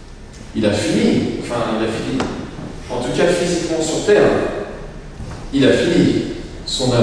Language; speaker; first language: French; native; French